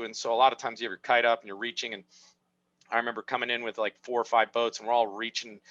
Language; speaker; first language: English; native; English